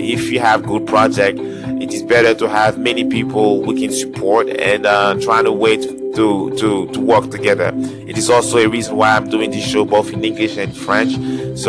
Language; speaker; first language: English; non-native, local second language; French